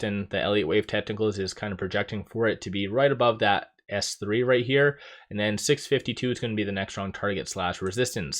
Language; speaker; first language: English; native; English